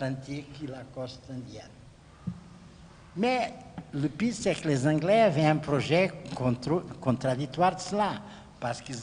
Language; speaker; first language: French; non-native, fluent; Portuguese